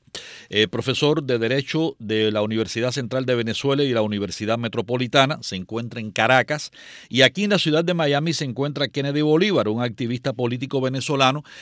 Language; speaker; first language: Spanish; native; Spanish